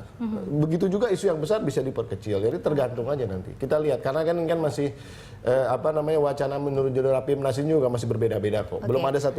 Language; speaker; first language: Indonesian; native; Indonesian